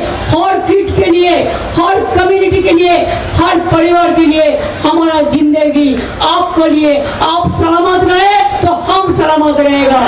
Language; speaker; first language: Hindi; non-native, local second language; Bangla